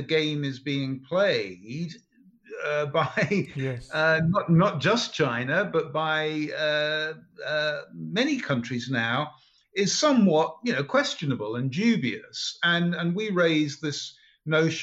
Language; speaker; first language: English; native; English